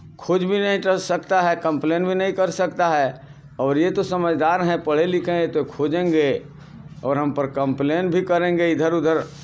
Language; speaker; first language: Hindi; native; Hindi